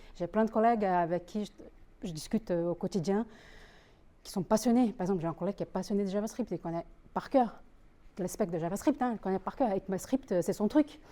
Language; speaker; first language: French; non-native, fluent; Portuguese